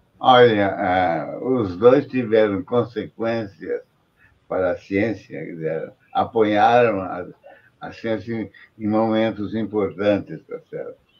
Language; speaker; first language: Portuguese; native; Portuguese